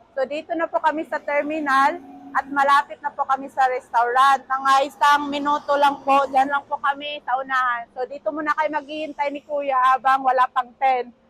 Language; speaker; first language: Filipino; native; Filipino